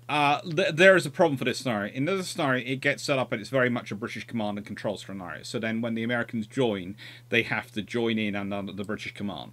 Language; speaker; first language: English; native; English